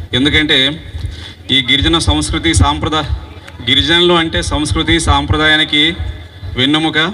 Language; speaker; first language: Telugu; native; Telugu